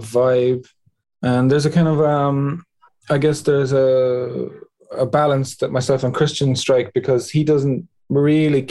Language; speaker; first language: English; native; English